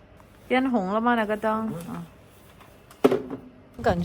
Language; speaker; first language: Chinese; non-native, learner; Filipino